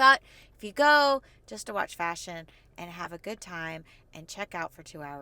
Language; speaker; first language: English; native; English